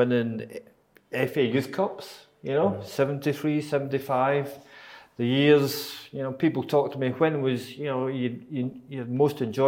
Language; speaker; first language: English; native; English